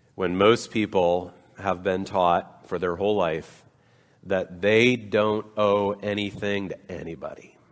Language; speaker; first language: English; native; English